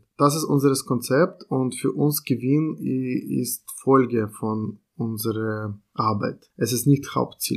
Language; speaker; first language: German; non-native, fluent; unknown